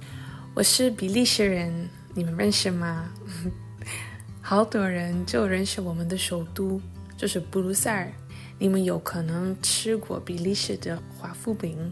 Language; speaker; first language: Chinese; non-native, fluent; Dutch